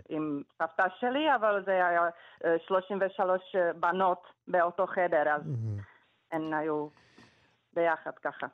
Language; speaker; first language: Hebrew; non-native, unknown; Czech